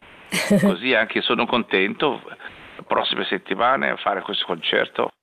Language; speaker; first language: Italian; non-native, learner; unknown